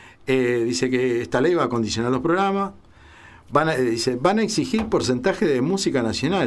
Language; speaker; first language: Spanish; native; Spanish